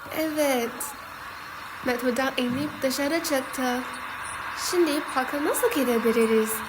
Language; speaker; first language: Turkish; non-native, fluent; Chinese